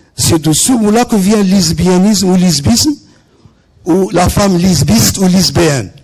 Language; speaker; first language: French; non-native, local second language; Arabic